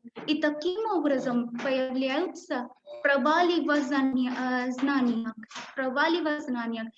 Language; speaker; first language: Russian; non-native, learner; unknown